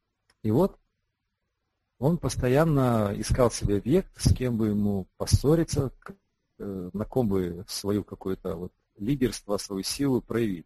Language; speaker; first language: Russian; native; Russian